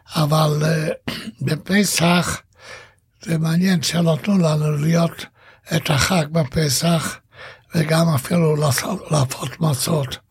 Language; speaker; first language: Hebrew; non-native, fluent; Hungarian